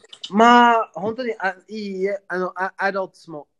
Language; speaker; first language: Japanese; non-native, learner; English